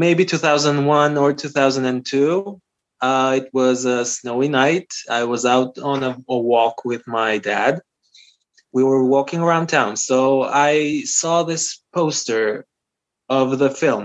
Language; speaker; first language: English; non-native, fluent; Albanian